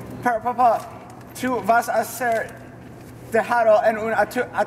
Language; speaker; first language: Spanish; non-native, learner; English